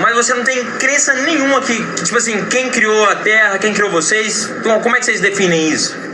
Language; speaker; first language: Portuguese; native; Portuguese